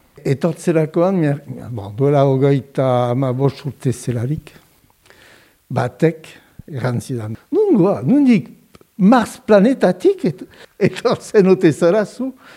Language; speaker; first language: Basque; non-native, fluent; French